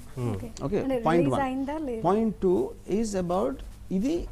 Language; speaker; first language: Telugu; native; Telugu